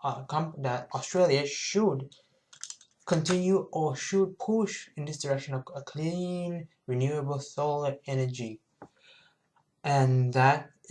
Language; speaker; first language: English; native; English